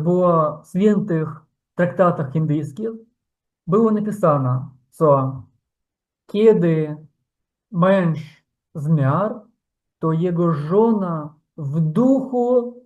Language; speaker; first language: Polish; non-native, fluent; Ukrainian